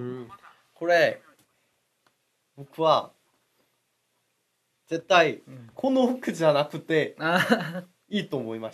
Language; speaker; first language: Japanese; non-native, learner; Korean